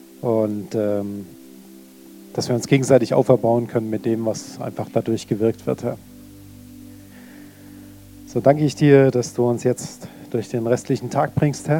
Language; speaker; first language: German; native; German